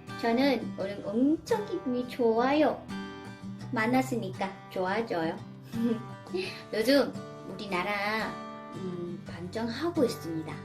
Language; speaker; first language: Korean; non-native, learner; Vietnamese